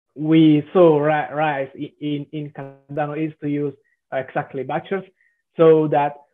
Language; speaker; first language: English; non-native, fluent; Italian